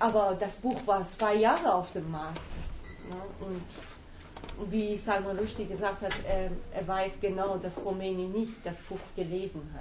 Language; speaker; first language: German; non-native, fluent; Persian